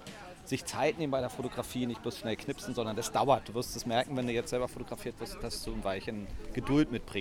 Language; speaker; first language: German; native; German